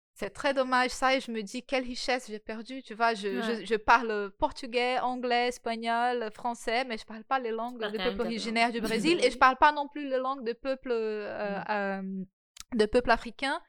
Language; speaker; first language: French; non-native, fluent; Portuguese